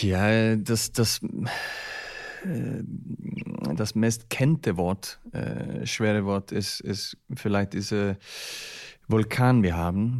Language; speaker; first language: German; non-native, learner; Icelandic